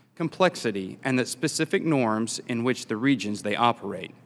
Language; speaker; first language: English; native; English